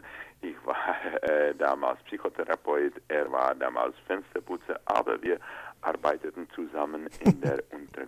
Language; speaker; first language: German; non-native, fluent; Czech